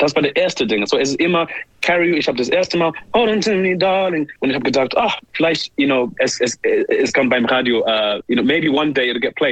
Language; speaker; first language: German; non-native, fluent; English